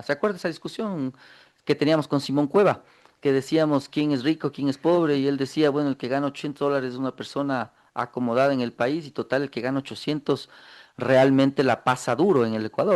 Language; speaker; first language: Spanish; native; Spanish